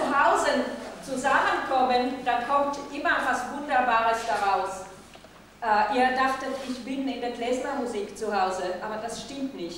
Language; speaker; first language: German; non-native, fluent; Hebrew